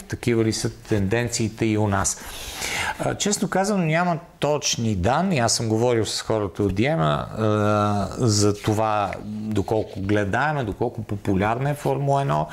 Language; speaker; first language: Bulgarian; native; Bulgarian